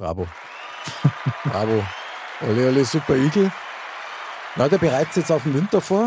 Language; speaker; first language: German; native; German